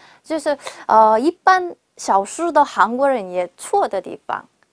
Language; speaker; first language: Chinese; non-native, fluent; Korean